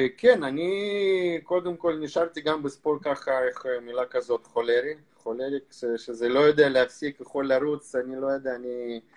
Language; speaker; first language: Hebrew; non-native, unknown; Russian